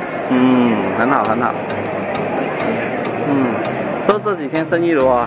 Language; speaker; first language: Chinese; non-native, local second language; Cantonese